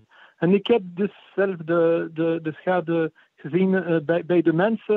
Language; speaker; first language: Dutch; non-native, fluent; French